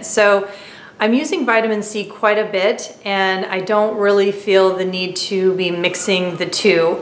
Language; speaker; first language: English; native; English